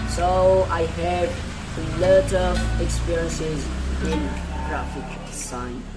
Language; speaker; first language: English; non-native, learner; Indonesian